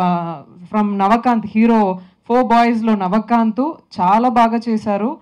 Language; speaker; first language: Telugu; non-native, local second language; Tamil